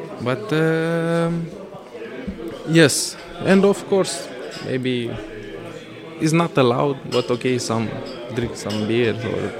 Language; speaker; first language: English; non-native, fluent; Romanian